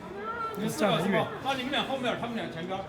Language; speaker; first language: Chinese; native; Chinese